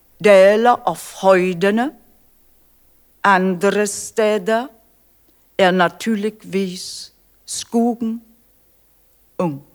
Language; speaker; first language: Norwegian; non-native, learner; German